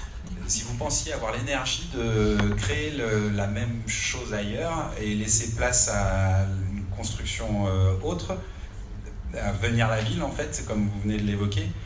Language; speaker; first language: French; non-native, fluent; Dutch